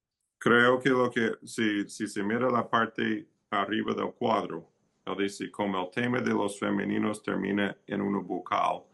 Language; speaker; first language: Spanish; non-native, fluent; English